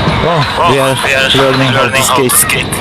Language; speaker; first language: English; non-native, learner; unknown